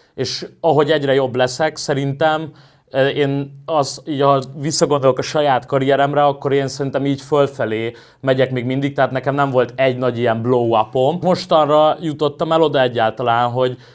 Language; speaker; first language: Hungarian; native; Hungarian